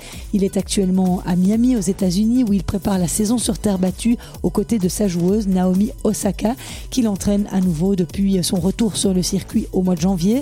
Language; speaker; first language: French; native; French